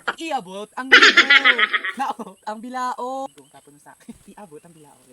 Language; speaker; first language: Filipino; non-native, local second language; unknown